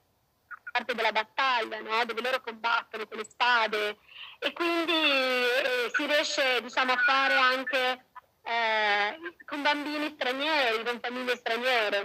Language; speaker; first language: Italian; native; Italian